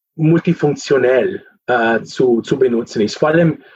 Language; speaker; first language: German; non-native, fluent; Italian